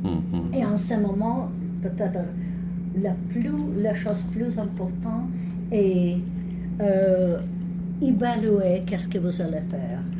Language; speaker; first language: French; non-native, learner; English